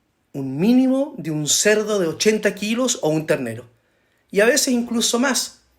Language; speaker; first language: Spanish; native; Spanish